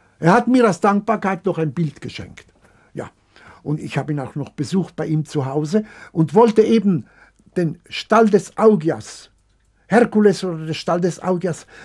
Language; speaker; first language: German; early bilingual, other home language; Italian